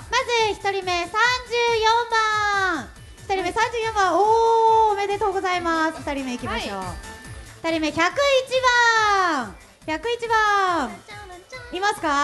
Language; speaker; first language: Japanese; native; Japanese